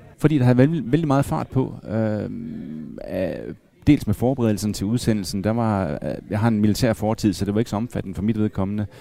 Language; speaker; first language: Danish; native; Danish